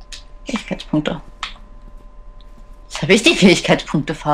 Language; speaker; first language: German; native; German